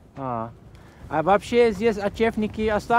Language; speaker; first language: Russian; non-native, learner; Dutch